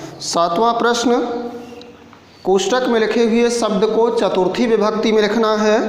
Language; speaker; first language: Hindi; native; Hindi